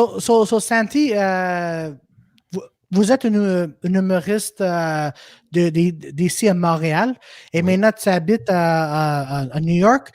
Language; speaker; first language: French; non-native, local second language; English